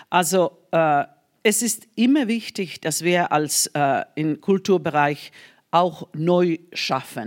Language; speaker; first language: German; non-native, fluent; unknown